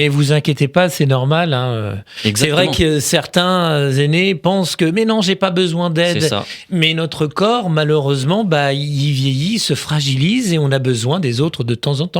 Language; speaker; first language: French; native; French